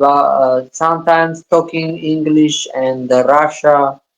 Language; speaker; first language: English; non-native, learner; Tajik